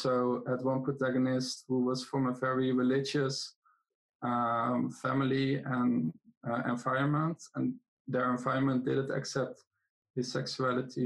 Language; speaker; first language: English; non-native, fluent; Dutch